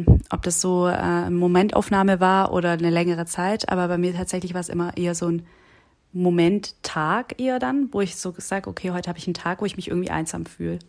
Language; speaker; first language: German; native; German